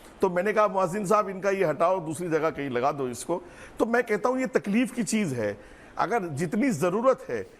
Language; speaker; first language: Urdu; native; Urdu